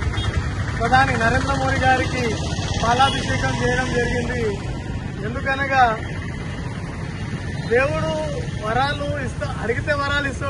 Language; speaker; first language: Telugu; native; Telugu